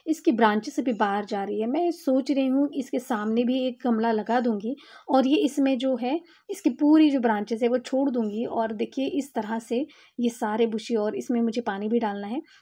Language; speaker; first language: Hindi; non-native, local second language; Marathi